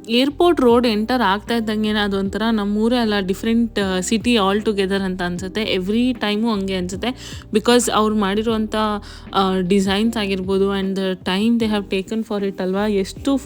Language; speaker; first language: Kannada; native; Kannada